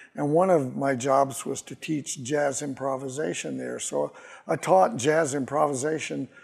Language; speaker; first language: English; native; English